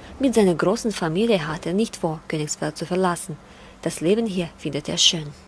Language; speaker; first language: German; non-native, fluent; Ukrainian